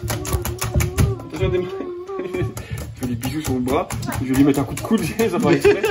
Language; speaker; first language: French; native; French